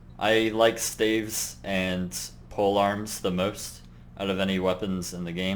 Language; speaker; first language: English; native; English